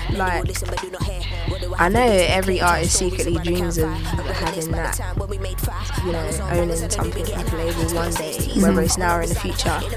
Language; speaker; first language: English; native; English